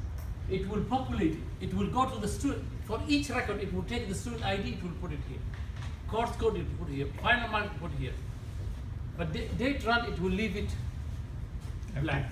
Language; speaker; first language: English; non-native, fluent; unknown